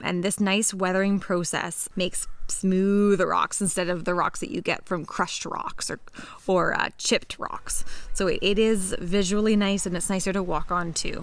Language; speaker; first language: English; native; English